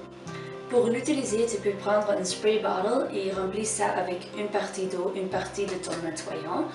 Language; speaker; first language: French; non-native, fluent; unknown